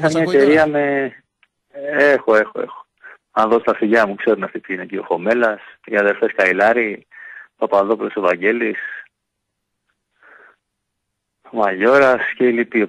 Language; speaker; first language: Greek; native; Greek